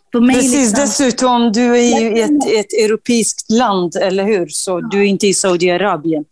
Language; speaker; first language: Swedish; non-native, fluent; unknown